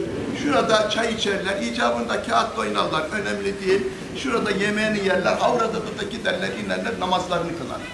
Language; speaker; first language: Turkish; native; Turkish